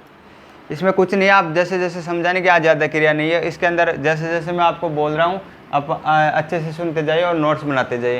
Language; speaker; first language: Hindi; native; Hindi